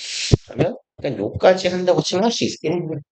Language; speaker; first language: Korean; native; Korean